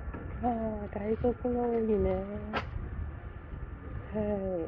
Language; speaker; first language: Japanese; non-native, fluent; Chinese